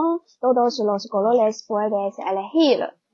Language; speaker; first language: Spanish; non-native, learner; Chinese